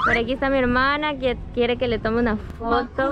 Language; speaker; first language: Spanish; native; Spanish